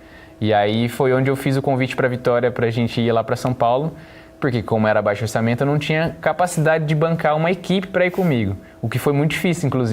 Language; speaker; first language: Portuguese; native; Portuguese